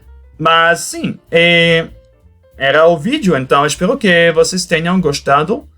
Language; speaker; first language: Portuguese; non-native, fluent; French